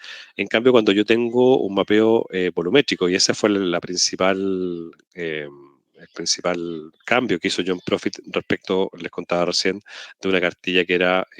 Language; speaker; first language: Spanish; native; Spanish